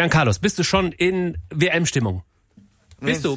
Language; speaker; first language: German; native; German